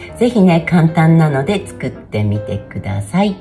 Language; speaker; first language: Japanese; native; Japanese